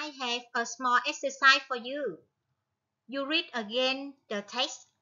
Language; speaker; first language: English; non-native, fluent; Vietnamese